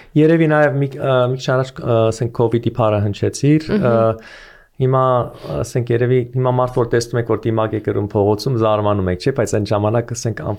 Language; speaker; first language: Armenian; early bilingual, heritage; Armenian